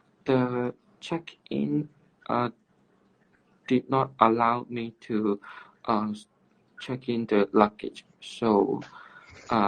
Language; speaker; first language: English; non-native, learner; Cantonese